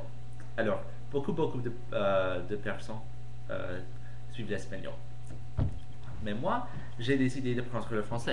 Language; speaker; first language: French; non-native, fluent; English